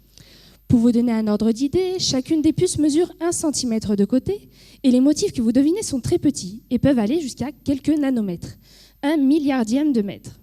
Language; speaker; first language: French; native; French